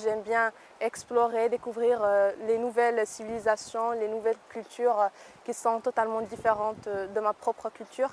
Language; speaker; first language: French; non-native, local second language; Arabic